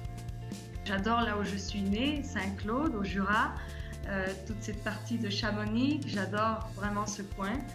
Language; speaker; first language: French; early bilingual, heritage; French